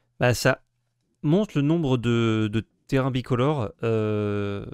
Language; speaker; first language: French; native; French